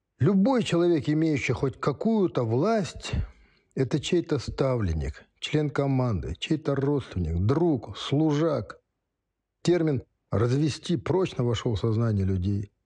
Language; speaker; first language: Russian; non-native, local second language; Kazakh